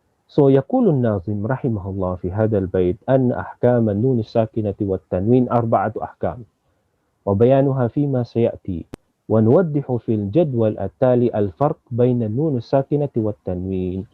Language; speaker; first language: Arabic; non-native, fluent; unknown